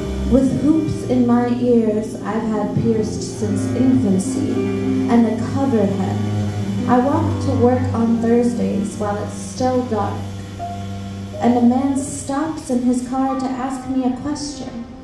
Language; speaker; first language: English; early bilingual, other home language; Spanish